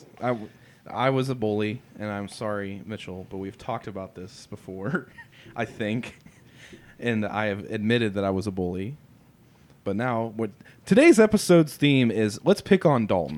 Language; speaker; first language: English; native; English